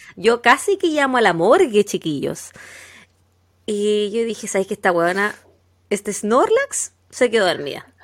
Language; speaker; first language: Spanish; native; Spanish